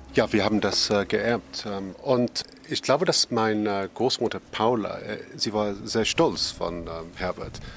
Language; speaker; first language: German; non-native, learner; English